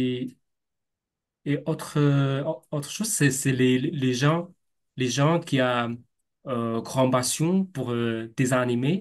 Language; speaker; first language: French; non-native, fluent; Chinese